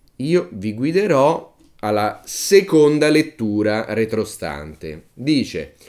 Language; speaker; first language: Italian; native; Italian